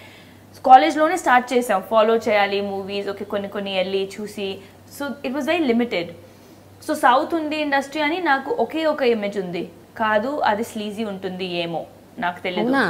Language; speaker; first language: Telugu; non-native, local second language; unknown